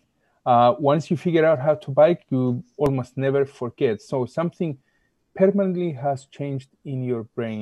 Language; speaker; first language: English; non-native, fluent; Greek